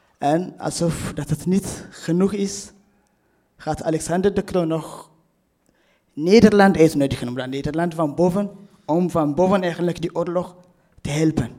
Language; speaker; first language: Dutch; non-native, fluent; Tigrinya